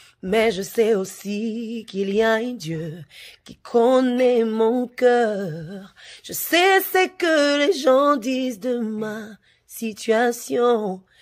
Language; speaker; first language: French; non-native, local second language; Lingala